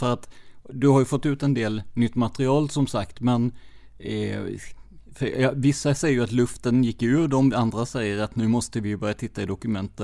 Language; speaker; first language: Swedish; native; Swedish